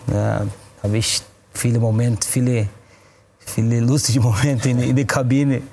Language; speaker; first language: German; non-native, fluent; Portuguese